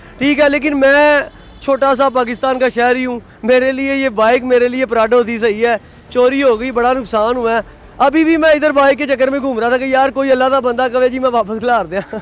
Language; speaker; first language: Urdu; non-native, local second language; Punjabi